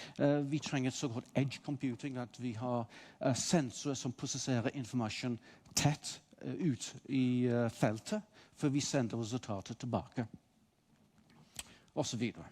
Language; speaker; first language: Norwegian; non-native, fluent; English